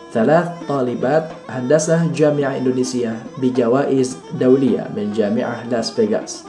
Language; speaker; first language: Arabic; non-native, fluent; Indonesian